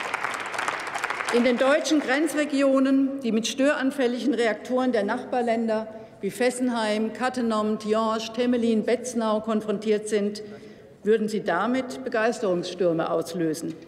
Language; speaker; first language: German; native; German